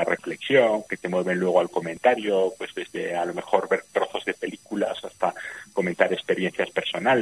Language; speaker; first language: Spanish; native; Spanish